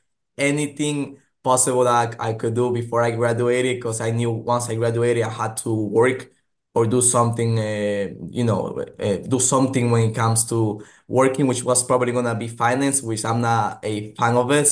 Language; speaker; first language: English; native; English